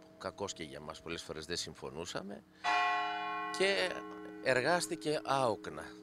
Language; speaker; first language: Greek; native; Greek